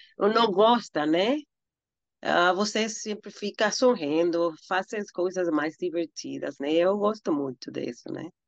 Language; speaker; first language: Portuguese; non-native, learner; Spanish